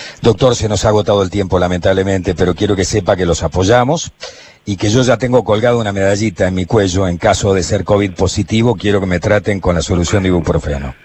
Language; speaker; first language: Spanish; native; Spanish